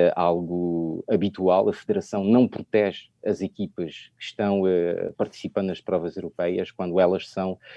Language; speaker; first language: Portuguese; non-native, fluent; French